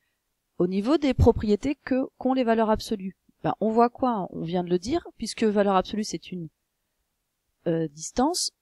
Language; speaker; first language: French; native; French